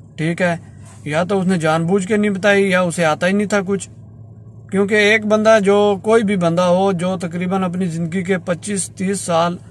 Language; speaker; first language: Urdu; non-native, local second language; Punjabi